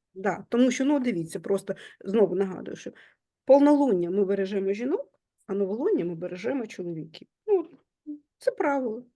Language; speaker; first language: Ukrainian; native; Ukrainian